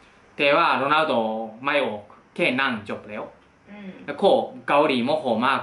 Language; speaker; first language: Thai; non-native, fluent; Japanese